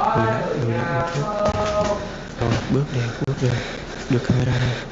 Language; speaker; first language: Vietnamese; native; Vietnamese